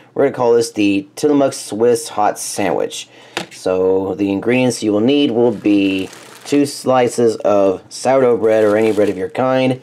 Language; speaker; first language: English; native; English